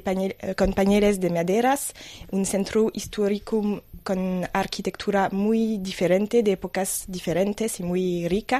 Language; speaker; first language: Spanish; non-native, fluent; French